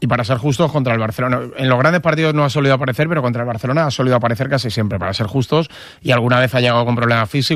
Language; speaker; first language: Spanish; native; Spanish